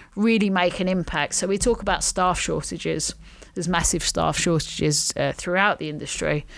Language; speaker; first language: English; native; English